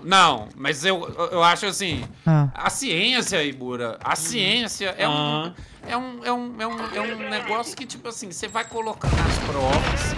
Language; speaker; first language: Portuguese; native; Portuguese